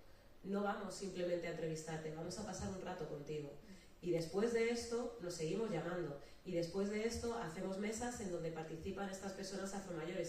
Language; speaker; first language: Spanish; native; Spanish